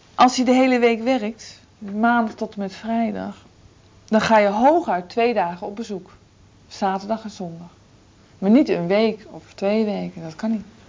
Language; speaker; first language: Dutch; native; Dutch